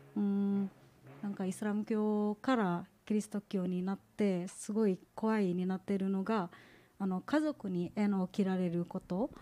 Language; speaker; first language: Japanese; non-native, fluent; Indonesian